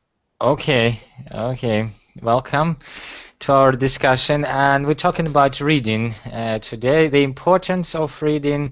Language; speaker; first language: English; non-native, fluent; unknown